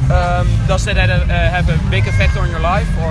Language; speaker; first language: English; non-native, learner; Dutch